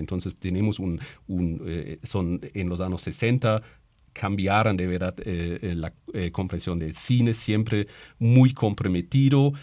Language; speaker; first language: Spanish; non-native, fluent; German